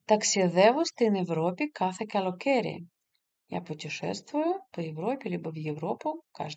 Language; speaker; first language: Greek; non-native, fluent; Russian